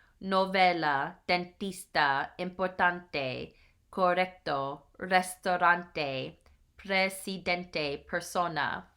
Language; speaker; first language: Spanish; non-native, learner; English